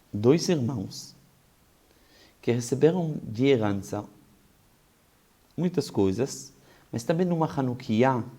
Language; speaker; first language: Portuguese; non-native, fluent; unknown